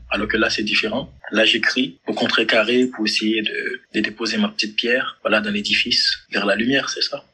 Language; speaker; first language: French; non-native, local second language; Haitian Creole